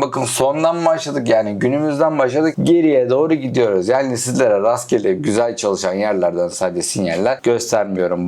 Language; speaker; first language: Turkish; native; Turkish